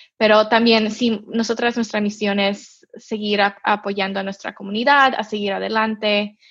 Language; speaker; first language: Spanish; early bilingual, heritage; Spanish